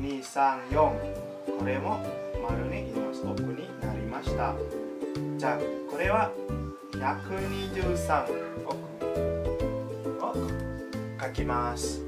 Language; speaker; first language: Japanese; non-native, fluent; Indonesian